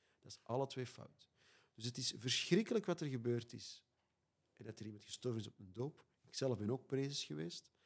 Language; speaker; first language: Dutch; native; Dutch